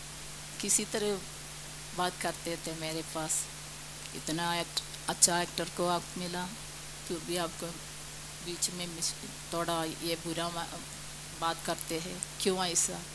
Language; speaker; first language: Hindi; non-native, local second language; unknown